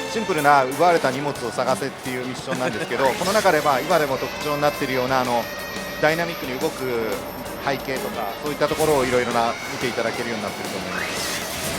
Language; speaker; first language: Japanese; native; Japanese